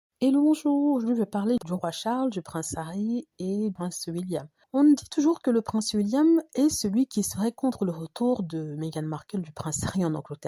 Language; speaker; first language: French; native; French